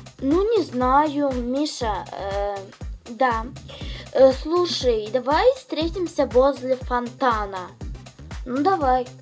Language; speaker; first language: Russian; non-native, local second language; Ukrainian